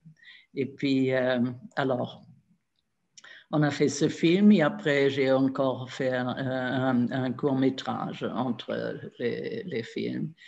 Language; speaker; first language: French; non-native, fluent; German